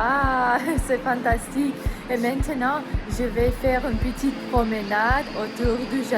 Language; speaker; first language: French; non-native, learner; English